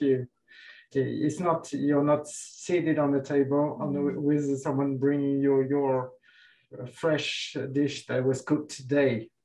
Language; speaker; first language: English; non-native, fluent; French